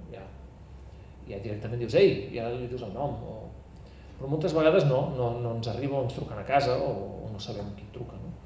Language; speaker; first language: Catalan; native; Catalan